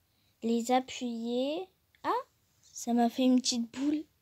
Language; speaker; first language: French; non-native, fluent; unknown